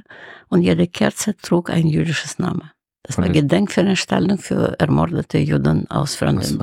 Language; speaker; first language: German; non-native, fluent; Russian